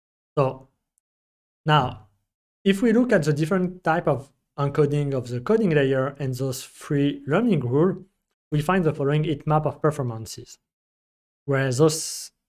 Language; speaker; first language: English; non-native, fluent; French